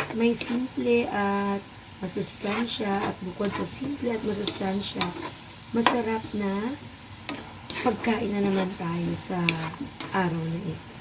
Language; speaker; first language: Filipino; native; Filipino